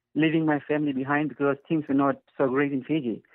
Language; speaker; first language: English; non-native, fluent; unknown